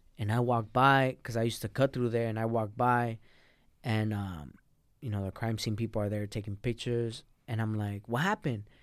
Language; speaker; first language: English; early bilingual, other home language; Spanish